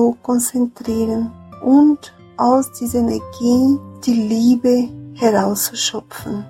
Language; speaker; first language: German; non-native, fluent; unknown